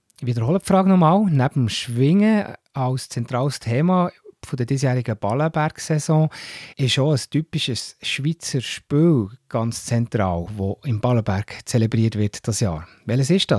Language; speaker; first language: German; native; German